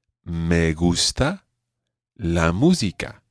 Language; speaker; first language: Spanish; non-native, fluent; English